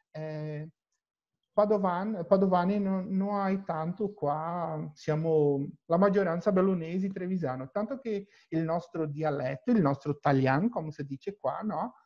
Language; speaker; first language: Italian; non-native, learner; Portuguese